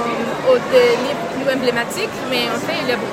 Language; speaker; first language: French; non-native, local second language; English